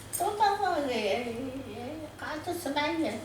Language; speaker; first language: Hebrew; non-native, learner; Arabic